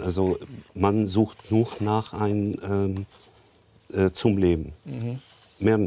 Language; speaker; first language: German; non-native, learner; Arabic